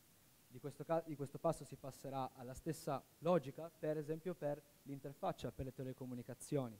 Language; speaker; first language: Italian; native; Italian